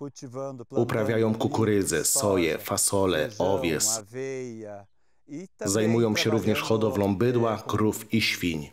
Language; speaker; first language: Polish; native; Polish